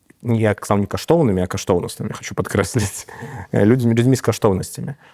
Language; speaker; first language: Belarusian; non-native, local second language; Russian